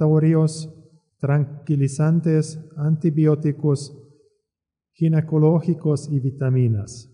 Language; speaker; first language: Spanish; non-native, fluent; Hungarian